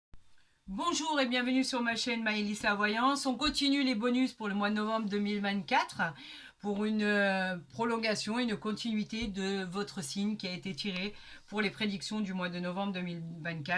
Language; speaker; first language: French; native; French